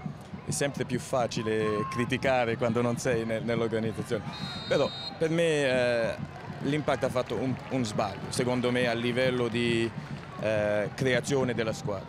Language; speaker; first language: Italian; early bilingual, heritage; Italian